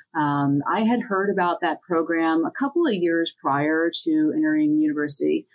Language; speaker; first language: English; native; English